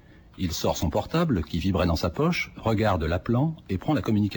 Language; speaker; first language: French; native; French